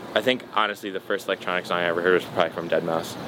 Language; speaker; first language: English; native; English